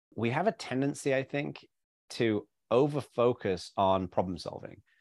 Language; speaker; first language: English; native; English